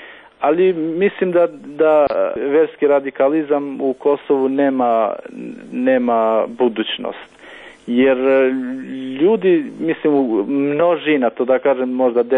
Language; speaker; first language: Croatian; non-native, local second language; Albanian